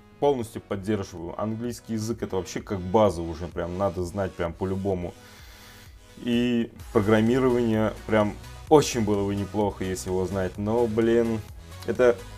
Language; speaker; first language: Russian; native; Russian